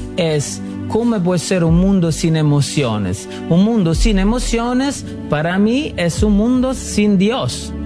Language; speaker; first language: Spanish; non-native, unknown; Italian